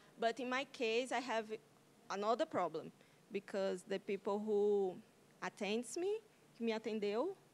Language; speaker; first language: English; non-native, learner; Portuguese